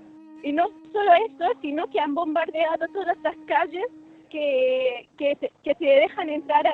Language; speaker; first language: Spanish; non-native, fluent; Arabic